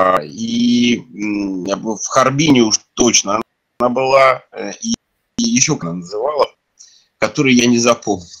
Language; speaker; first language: Russian; native; Russian